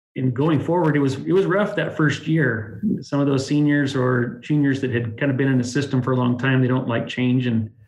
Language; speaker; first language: English; native; English